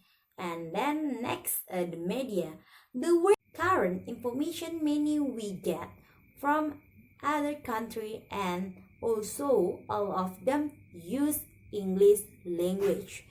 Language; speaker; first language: English; non-native, learner; Indonesian